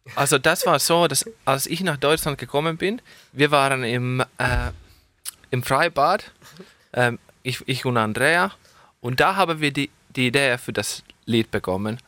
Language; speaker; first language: German; non-native, fluent; Finnish